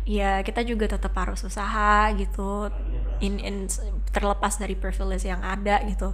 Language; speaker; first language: Indonesian; early bilingual, heritage; Indonesian